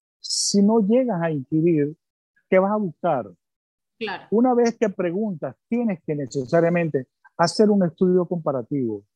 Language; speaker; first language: Spanish; early bilingual, other home language; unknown